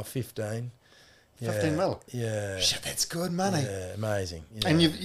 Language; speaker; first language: English; native; English